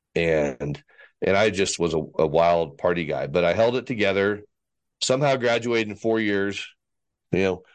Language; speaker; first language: English; native; English